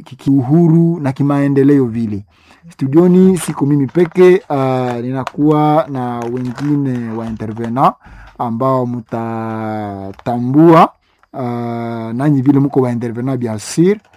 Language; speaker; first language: Swahili; non-native, local second language; Nande